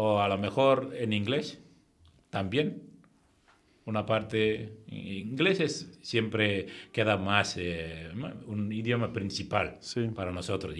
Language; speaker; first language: Spanish; non-native, fluent; Tamil